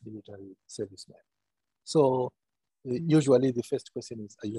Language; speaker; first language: English; non-native, local second language; Shona